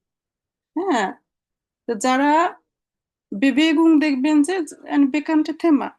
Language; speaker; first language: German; non-native, fluent; Bangla